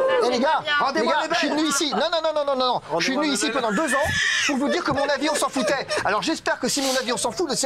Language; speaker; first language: French; native; French